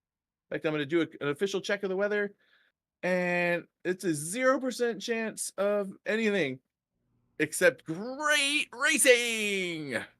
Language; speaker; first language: English; native; English